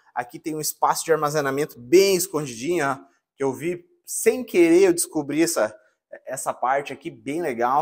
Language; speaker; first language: Portuguese; native; Portuguese